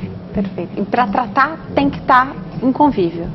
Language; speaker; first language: Portuguese; native; Portuguese